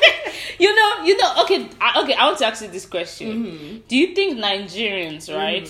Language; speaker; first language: English; non-native, local second language; Yoruba